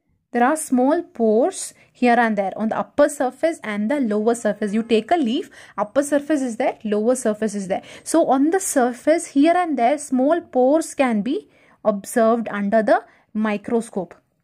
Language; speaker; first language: English; non-native, local second language; Malayalam